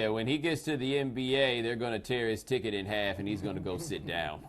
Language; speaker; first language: English; native; English